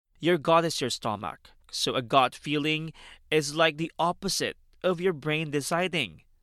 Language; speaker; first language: English; non-native, fluent; Filipino